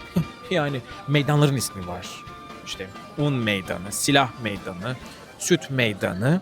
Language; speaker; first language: Turkish; native; Turkish